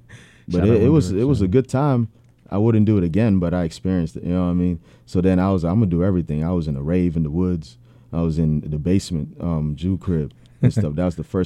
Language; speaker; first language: English; native; English